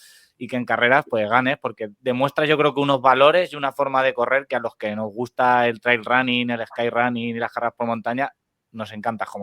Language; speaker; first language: Spanish; native; Spanish